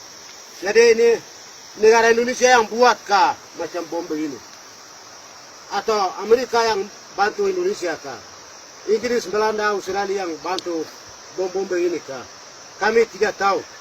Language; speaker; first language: Indonesian; non-native, local second language; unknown